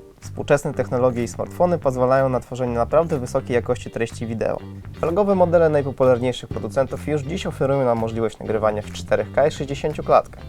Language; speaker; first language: Polish; native; Polish